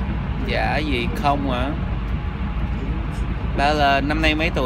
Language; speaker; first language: Vietnamese; early bilingual, heritage; Vietnamese